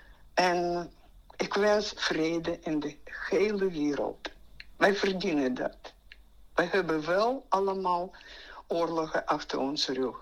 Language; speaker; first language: Dutch; non-native, fluent; Russian